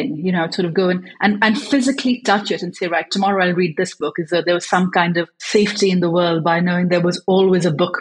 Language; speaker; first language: English; native; English